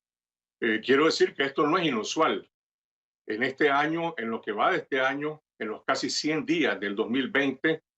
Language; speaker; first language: Spanish; native; Spanish